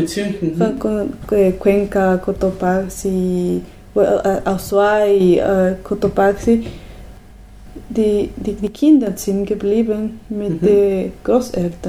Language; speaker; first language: German; non-native, learner; Spanish